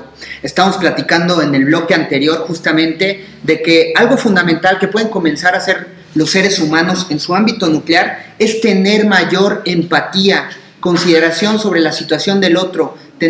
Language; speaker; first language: Spanish; native; Spanish